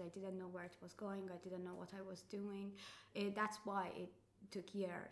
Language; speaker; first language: English; non-native, fluent; Persian